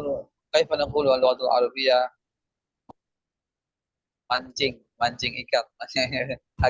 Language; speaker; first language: Arabic; non-native, learner; Indonesian